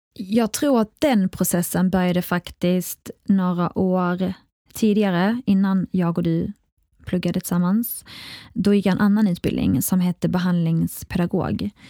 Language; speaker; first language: Swedish; early bilingual, other home language; Arabic